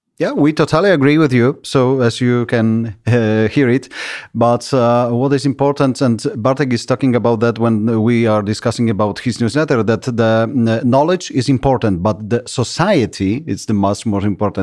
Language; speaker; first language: English; non-native, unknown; Polish